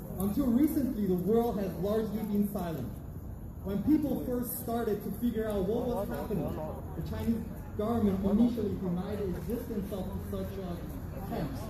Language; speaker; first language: English; non-native, fluent; Uyghur